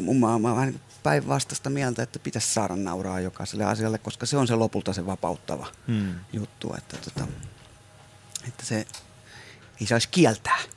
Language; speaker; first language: Finnish; native; Finnish